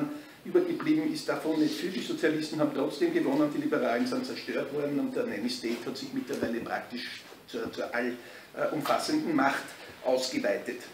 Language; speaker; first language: German; native; German